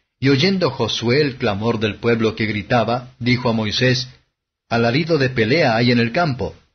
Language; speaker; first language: Spanish; non-native, fluent; Portuguese